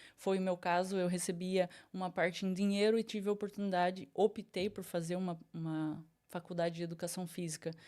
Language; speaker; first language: Portuguese; native; Portuguese